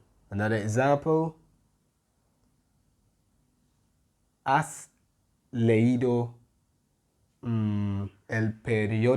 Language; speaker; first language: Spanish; non-native, fluent; English